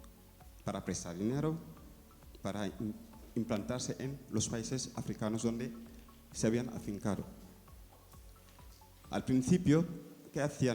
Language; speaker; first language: Spanish; non-native, fluent; Wolof